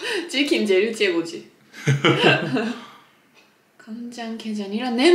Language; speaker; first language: Korean; non-native, learner; Japanese